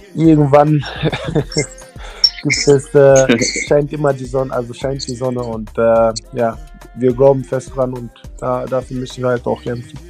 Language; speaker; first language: German; early bilingual, other home language; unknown